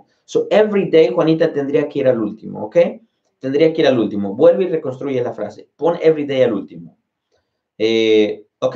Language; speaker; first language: Spanish; native; Spanish